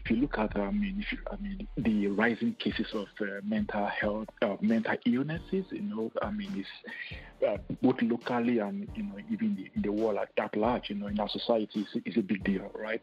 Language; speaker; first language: English; non-native, local second language; Igbo